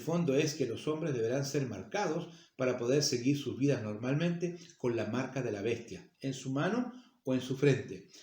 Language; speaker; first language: Spanish; native; Spanish